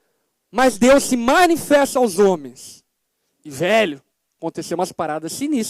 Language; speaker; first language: Portuguese; native; Portuguese